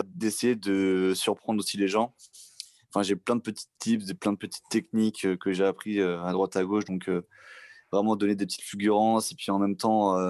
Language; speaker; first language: French; native; French